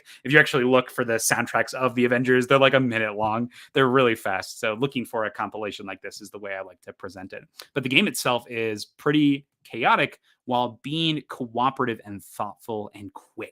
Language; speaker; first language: English; native; English